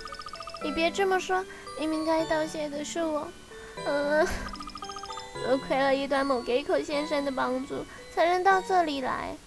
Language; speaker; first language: Chinese; native; Chinese